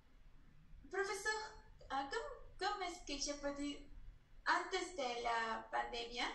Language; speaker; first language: French; non-native, learner; Spanish